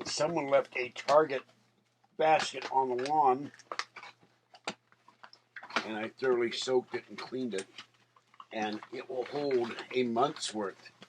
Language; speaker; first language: English; native; English